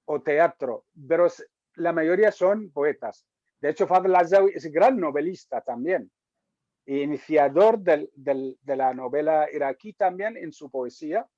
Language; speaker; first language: Spanish; non-native, fluent; Arabic